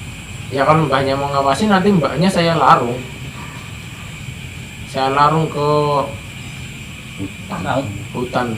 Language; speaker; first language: Indonesian; native; Indonesian